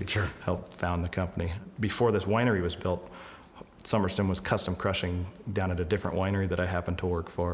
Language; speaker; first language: English; native; English